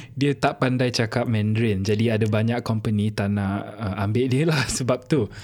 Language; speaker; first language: Malay; non-native, local second language; English